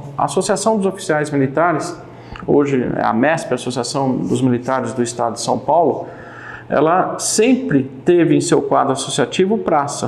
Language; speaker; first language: Portuguese; native; Portuguese